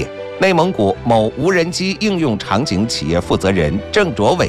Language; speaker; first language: Chinese; native; Chinese